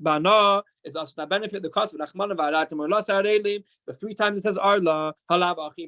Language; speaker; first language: English; non-native, fluent; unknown